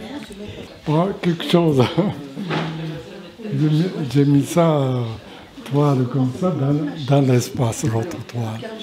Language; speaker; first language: French; non-native, fluent; Japanese